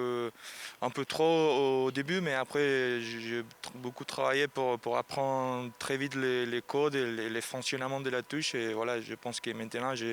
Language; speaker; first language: French; non-native, learner; Spanish